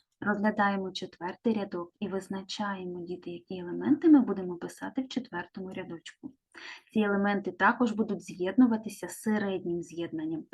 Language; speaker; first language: Ukrainian; native; Ukrainian